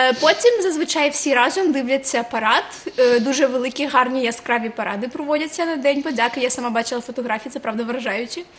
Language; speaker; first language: Ukrainian; native; Ukrainian